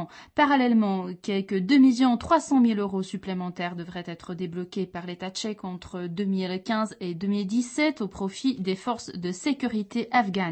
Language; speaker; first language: French; non-native, fluent; Czech